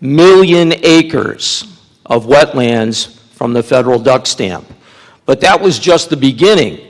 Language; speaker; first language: English; native; English